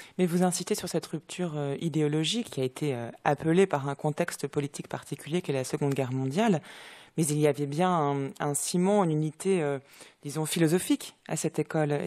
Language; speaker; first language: French; native; French